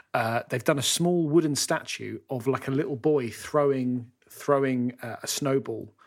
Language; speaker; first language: English; native; English